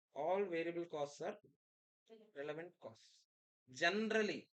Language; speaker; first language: English; non-native, local second language; Telugu